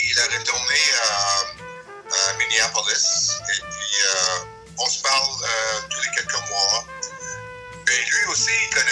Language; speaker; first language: French; early bilingual, other home language; English